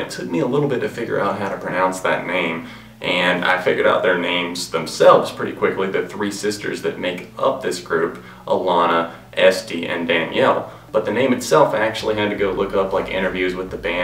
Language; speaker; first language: English; native; English